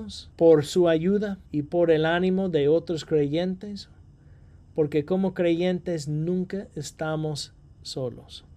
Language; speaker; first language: Spanish; non-native, fluent; English